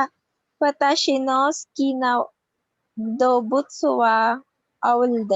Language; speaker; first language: Japanese; non-native, learner; Filipino